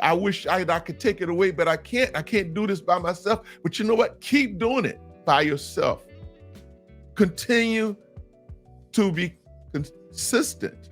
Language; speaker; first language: English; native; English